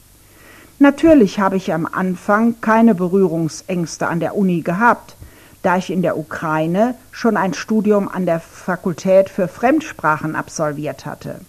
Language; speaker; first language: German; non-native, fluent; Ukrainian